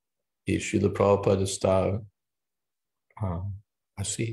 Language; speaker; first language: Spanish; non-native, fluent; English